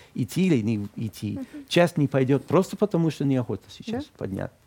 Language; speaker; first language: Russian; non-native, fluent; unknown